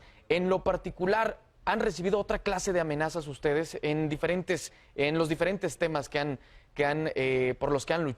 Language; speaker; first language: Spanish; native; Spanish